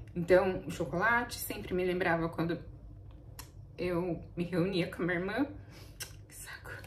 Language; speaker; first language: Portuguese; native; Portuguese